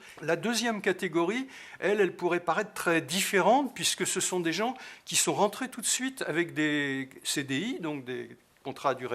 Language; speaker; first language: French; native; French